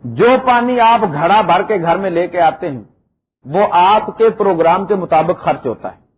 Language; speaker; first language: Urdu; non-native, local second language; Punjabi